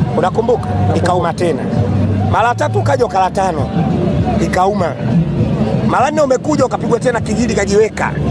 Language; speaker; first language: Swahili; native; Swahili